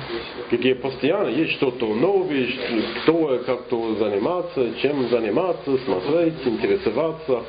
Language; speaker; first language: Russian; non-native, fluent; English